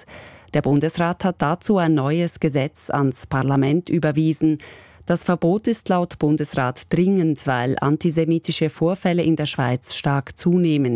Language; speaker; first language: German; native; German